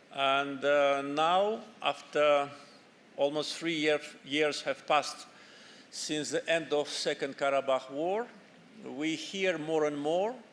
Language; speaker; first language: English; non-native, fluent; Azerbaijani